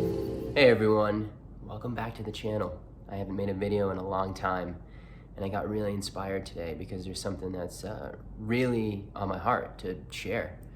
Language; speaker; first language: English; native; English